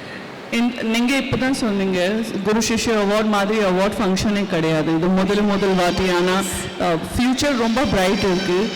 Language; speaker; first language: Tamil; non-native, fluent; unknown